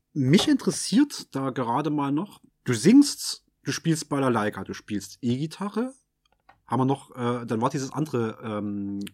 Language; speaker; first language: German; non-native, fluent; Russian